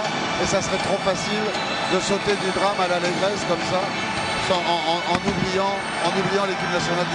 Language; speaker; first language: French; native; French